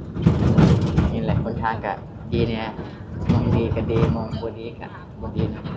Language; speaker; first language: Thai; non-native, local second language; Lao